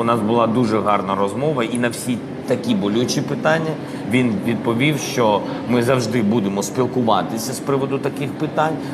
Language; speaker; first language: Ukrainian; non-native, local second language; Russian